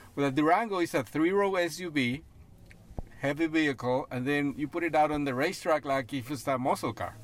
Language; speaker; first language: English; non-native, fluent; Spanish